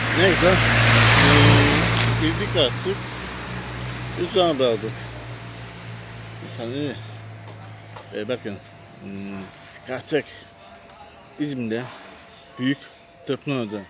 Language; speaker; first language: Turkish; non-native, learner; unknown